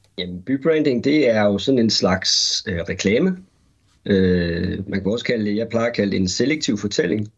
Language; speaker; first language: Danish; native; Danish